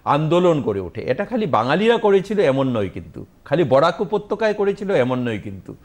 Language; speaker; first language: Bangla; native; Bangla